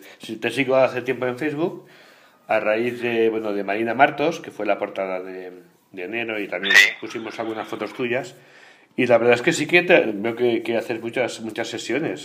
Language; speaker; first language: Spanish; native; Spanish